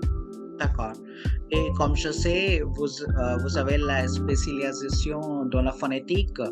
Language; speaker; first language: French; non-native, local second language; Hindi